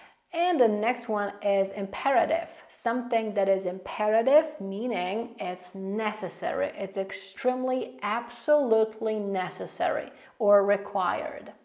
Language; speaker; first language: English; non-native, fluent; Polish